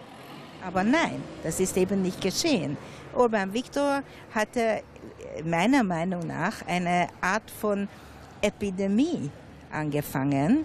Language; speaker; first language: German; non-native, fluent; Hungarian